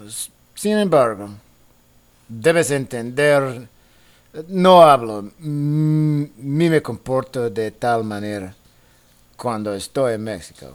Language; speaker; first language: Spanish; non-native, fluent; English